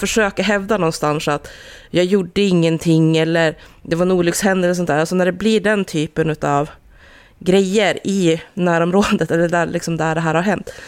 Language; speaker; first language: Swedish; native; Swedish